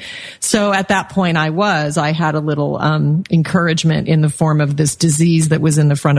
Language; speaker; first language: English; native; English